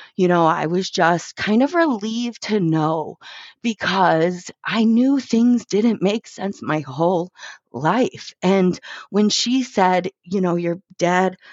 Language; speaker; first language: English; native; English